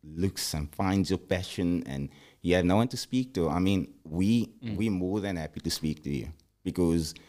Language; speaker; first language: English; early bilingual, other home language; Afrikaans